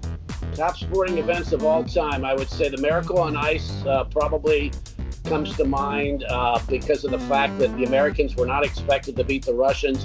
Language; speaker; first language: English; native; English